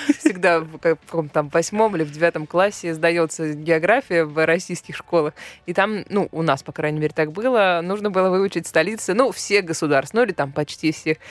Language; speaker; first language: Russian; native; Russian